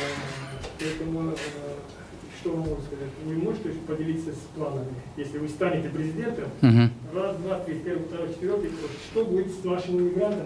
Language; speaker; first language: Russian; non-native, local second language; Kyrgyz